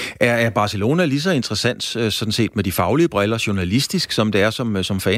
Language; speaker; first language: Danish; native; Danish